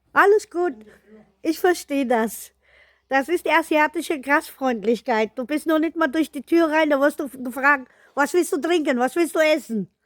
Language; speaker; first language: German; non-native, fluent; Filipino